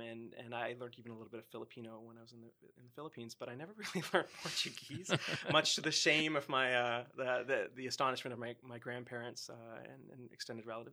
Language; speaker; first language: English; native; English